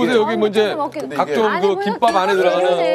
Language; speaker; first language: Korean; native; Korean